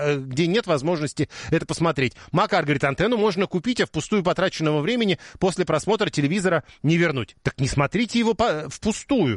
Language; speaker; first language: Russian; native; Russian